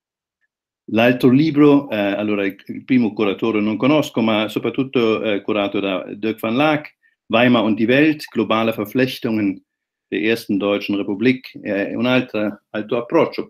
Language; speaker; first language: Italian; non-native, fluent; German